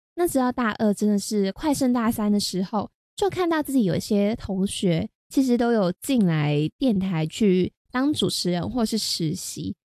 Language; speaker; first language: Chinese; non-native, local second language; Cantonese